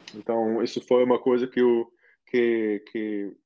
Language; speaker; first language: Portuguese; non-native, fluent; German